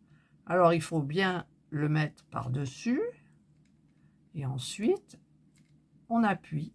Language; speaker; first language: French; native; French